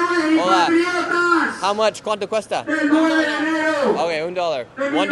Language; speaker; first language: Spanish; non-native, learner; English